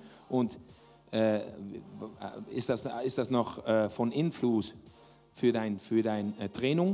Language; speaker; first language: German; non-native, learner; Dutch